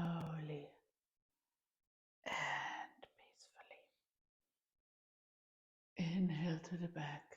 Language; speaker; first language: English; non-native, fluent; German